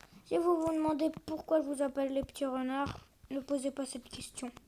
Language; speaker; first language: French; native; French